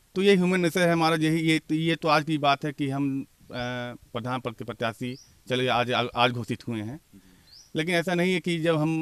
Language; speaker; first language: Hindi; native; Hindi